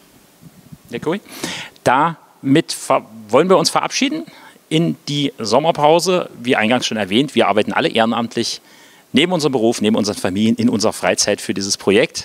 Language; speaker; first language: German; native; German